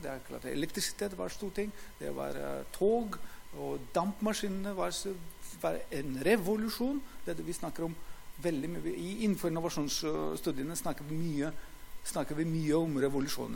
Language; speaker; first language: Norwegian; non-native, fluent; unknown